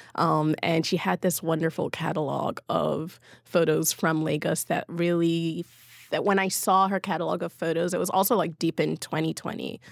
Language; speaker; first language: English; non-native, local second language; Yoruba